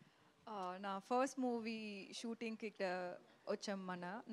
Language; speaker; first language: Telugu; non-native, learner; Tamil